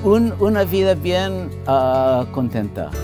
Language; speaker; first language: Spanish; non-native, fluent; English